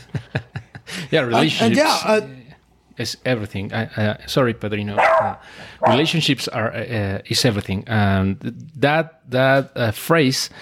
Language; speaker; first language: English; non-native, fluent; Spanish